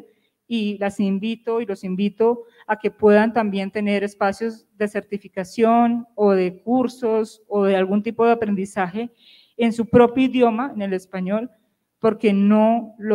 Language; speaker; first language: Spanish; native; Spanish